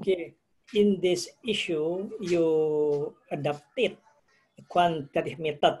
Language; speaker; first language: English; non-native, fluent; Indonesian